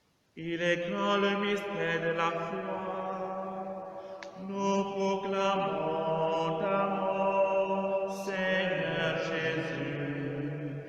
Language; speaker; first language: French; native; French